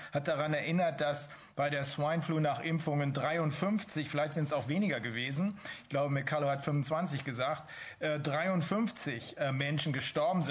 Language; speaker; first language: German; native; German